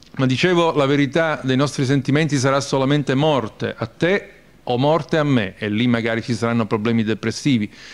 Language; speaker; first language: Italian; native; Italian